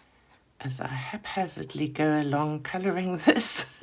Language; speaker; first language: English; native; English